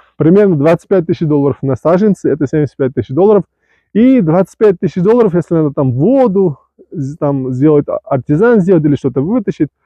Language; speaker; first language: Russian; non-native, local second language; Uzbek